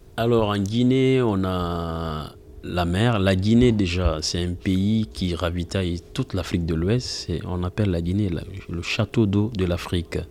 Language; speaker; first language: French; non-native, local second language; Mandingo